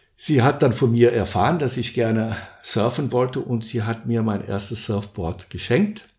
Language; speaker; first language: German; non-native, fluent; Portuguese